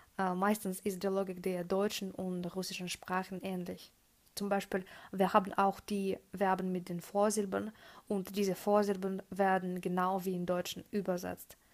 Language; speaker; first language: German; non-native, fluent; Russian